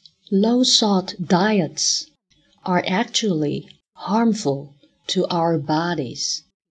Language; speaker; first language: English; non-native, fluent; Chinese